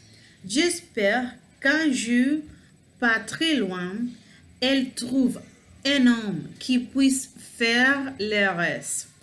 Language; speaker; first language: French; non-native, learner; Spanish